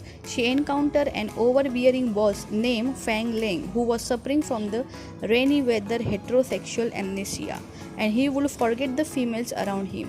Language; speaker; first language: English; non-native, fluent; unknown